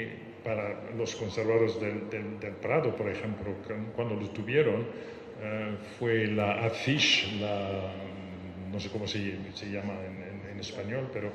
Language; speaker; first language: Spanish; non-native, fluent; French